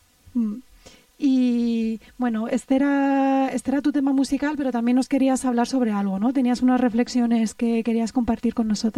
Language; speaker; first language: Spanish; native; Spanish